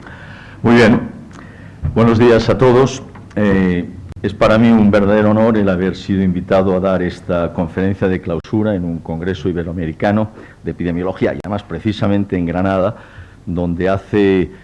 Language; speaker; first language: Spanish; native; Spanish